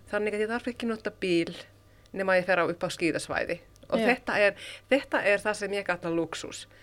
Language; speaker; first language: Icelandic; non-native, fluent; Finnish